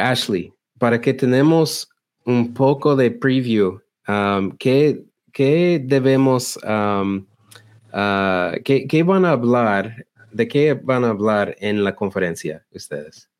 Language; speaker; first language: Spanish; non-native, learner; English